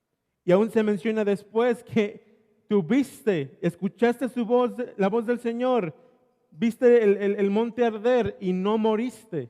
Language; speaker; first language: Spanish; native; Spanish